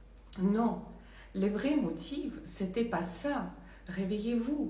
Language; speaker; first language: French; non-native, fluent; Russian